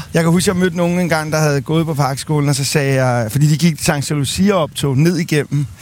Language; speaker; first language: Danish; native; Danish